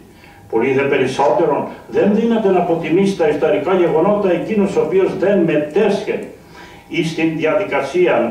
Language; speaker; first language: Greek; native; Greek